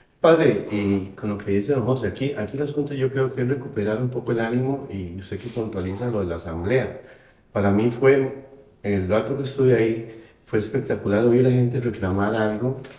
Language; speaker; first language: Spanish; native; Spanish